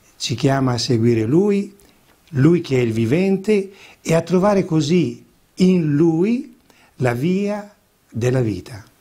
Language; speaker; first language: Italian; native; Italian